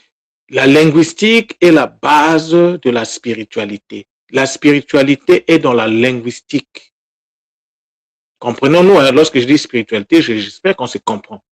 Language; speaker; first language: French; non-native, local second language; Kongo